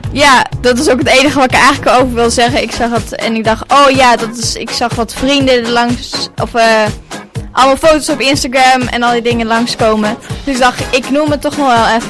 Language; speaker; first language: Dutch; native; Dutch